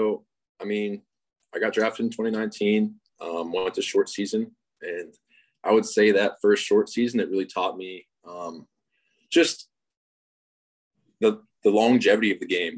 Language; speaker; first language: English; native; English